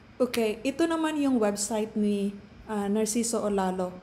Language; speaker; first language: Filipino; native; Filipino